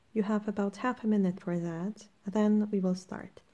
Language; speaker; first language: English; non-native, fluent; Polish